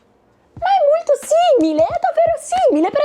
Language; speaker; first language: Italian; non-native, learner; Portuguese